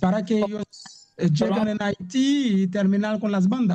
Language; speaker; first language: Spanish; non-native, fluent; Haitian Creole